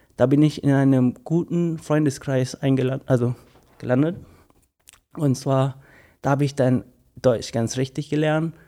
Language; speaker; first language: German; non-native, fluent; English